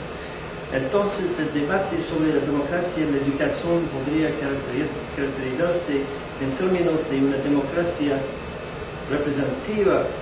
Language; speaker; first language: Spanish; non-native, fluent; English